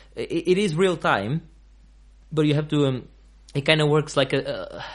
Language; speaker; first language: English; non-native, fluent; Portuguese